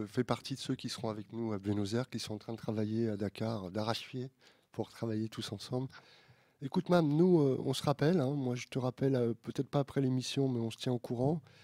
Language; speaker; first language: French; native; French